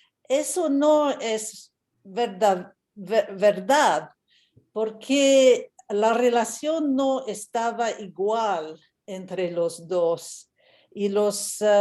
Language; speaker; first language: Spanish; non-native, fluent; English